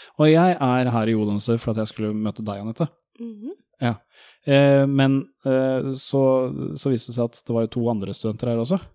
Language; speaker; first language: Norwegian; native; Norwegian